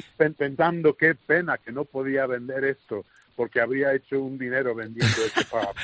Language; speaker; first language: Spanish; early bilingual, heritage; English